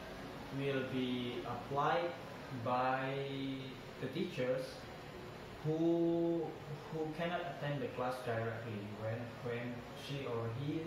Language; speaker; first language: English; non-native, learner; Indonesian